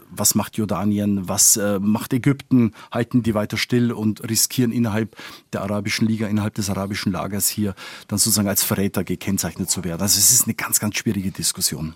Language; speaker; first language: German; non-native, fluent; Spanish